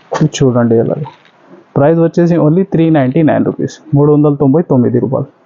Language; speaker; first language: Telugu; non-native, local second language; Urdu